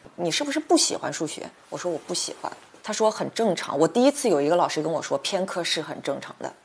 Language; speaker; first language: Chinese; native; Chinese